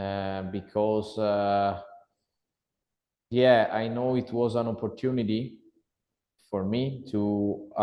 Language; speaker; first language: English; non-native, learner; Italian